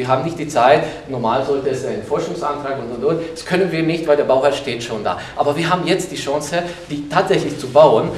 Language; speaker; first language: German; non-native, fluent; Hungarian